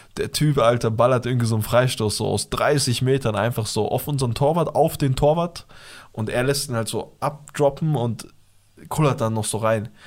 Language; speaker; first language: German; early bilingual, other home language; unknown